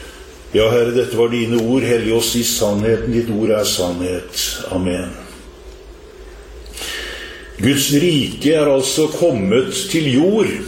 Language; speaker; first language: Norwegian; native; Norwegian